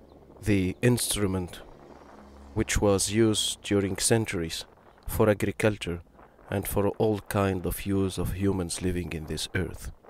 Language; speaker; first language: English; non-native, fluent; Arabic